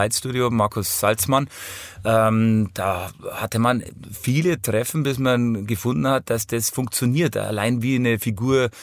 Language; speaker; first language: German; native; German